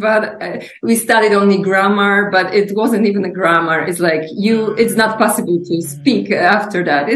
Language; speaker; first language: English; non-native, fluent; Polish